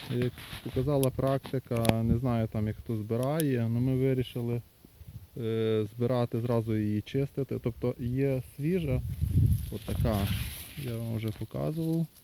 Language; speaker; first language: Ukrainian; native; Ukrainian